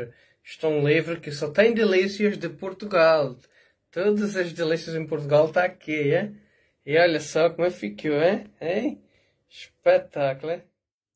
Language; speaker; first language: Portuguese; non-native, fluent; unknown